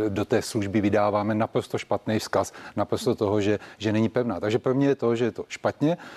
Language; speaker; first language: Czech; native; Czech